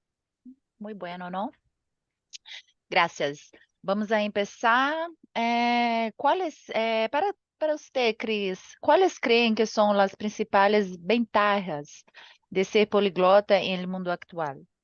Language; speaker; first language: Spanish; non-native, learner; Portuguese